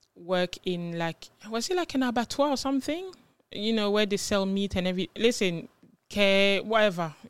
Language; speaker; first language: English; non-native, fluent; French